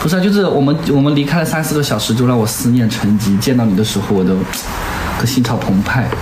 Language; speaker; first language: Chinese; native; Chinese